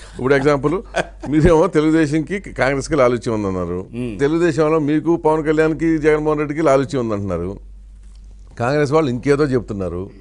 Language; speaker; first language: Telugu; native; Telugu